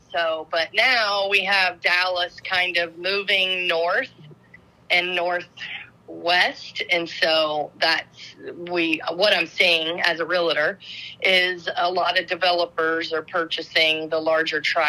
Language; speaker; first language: English; native; English